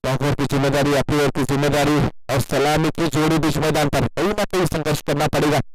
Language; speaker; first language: Hindi; non-native, local second language; Marathi